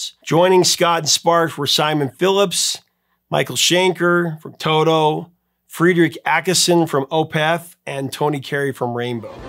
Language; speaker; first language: English; native; English